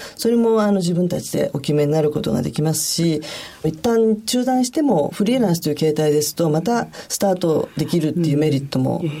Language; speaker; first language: Japanese; native; Japanese